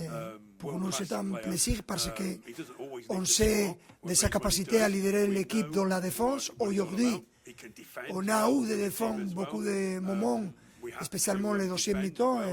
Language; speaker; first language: French; non-native, fluent; Spanish